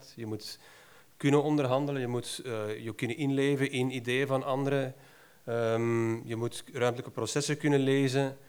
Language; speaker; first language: Dutch; native; Dutch